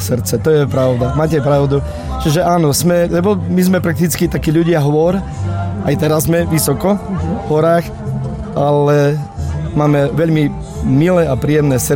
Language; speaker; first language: Slovak; native; Slovak